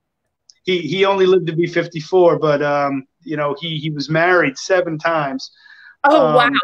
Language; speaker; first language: English; native; English